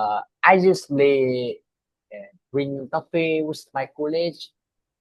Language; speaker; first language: English; non-native, learner; Vietnamese